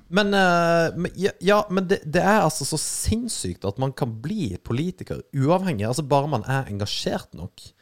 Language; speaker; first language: Norwegian; native; Norwegian